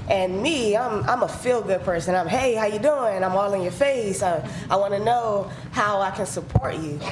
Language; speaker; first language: English; native; English